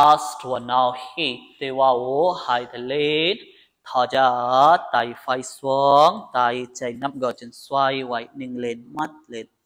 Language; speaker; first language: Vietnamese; non-native, learner; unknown